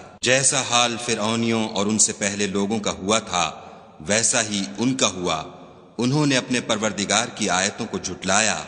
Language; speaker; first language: Urdu; native; Urdu